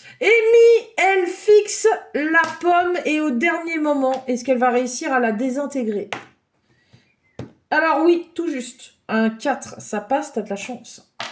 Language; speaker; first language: French; native; French